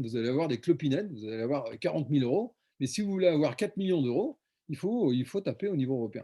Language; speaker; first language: French; native; French